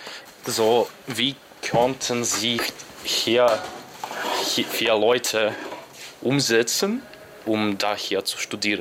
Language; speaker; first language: German; non-native, learner; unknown